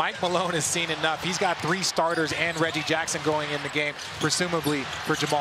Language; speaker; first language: English; native; English